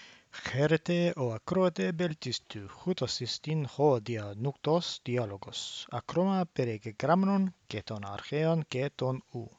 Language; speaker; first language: Greek; non-native, learner; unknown